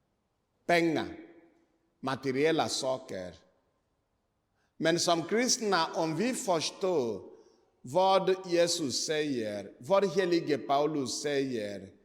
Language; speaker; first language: Swedish; non-native, fluent; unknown